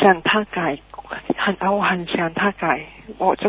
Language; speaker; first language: Chinese; non-native, learner; Cantonese